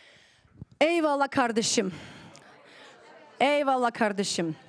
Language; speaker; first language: Turkish; non-native, fluent; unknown